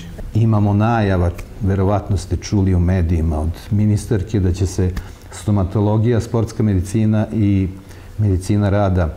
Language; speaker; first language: Serbian; native; Serbian